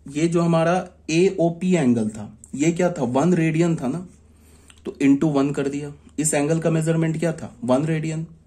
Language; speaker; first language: Hindi; native; Hindi